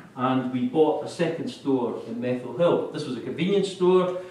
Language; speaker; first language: English; native; English